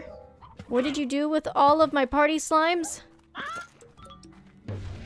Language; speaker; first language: English; native; English